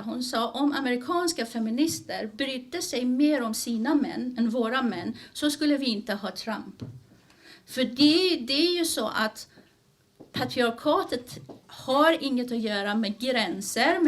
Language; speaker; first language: Swedish; early bilingual, other home language; Persian